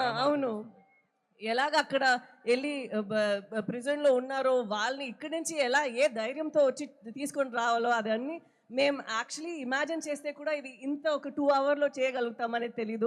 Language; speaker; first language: Telugu; non-native, fluent; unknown